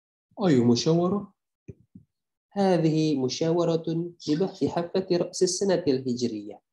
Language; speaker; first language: Arabic; non-native, fluent; Indonesian